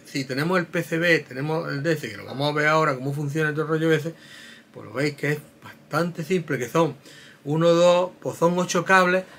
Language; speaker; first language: Spanish; native; Spanish